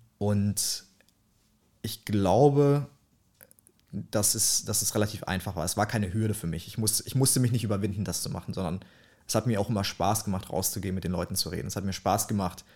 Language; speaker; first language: German; early bilingual, other home language; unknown